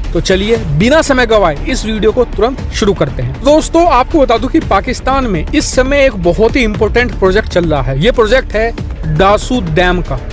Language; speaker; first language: Hindi; native; Hindi